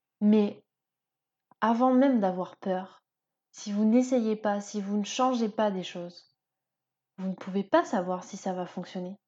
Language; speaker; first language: French; native; French